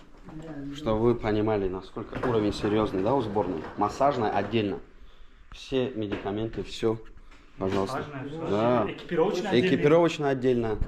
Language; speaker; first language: Russian; non-native, local second language; Tajik